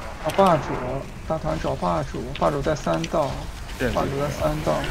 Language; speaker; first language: Chinese; native; Chinese